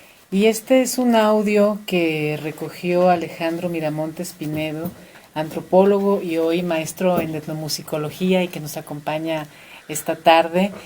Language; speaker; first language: Spanish; native; Spanish